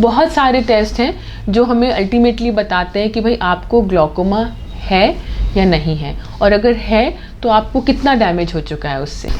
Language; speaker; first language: Hindi; native; Hindi